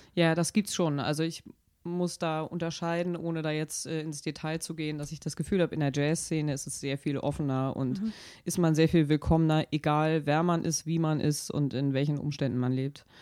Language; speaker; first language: German; native; German